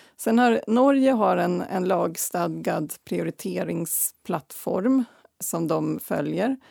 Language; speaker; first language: Swedish; native; Swedish